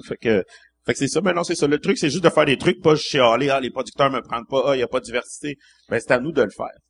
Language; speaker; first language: French; native; French